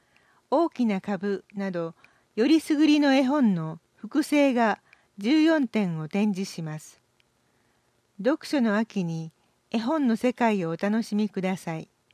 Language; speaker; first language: Japanese; native; Japanese